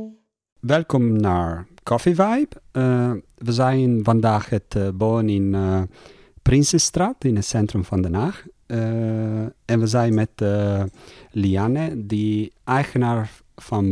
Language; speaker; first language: Dutch; non-native, learner; Italian